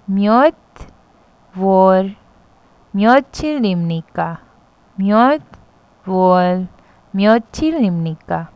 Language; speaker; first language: Korean; non-native, learner; Hindi